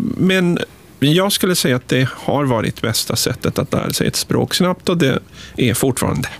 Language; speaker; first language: Swedish; early bilingual, other home language; Spanish